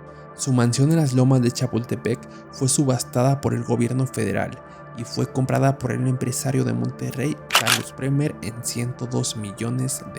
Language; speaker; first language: Spanish; native; Spanish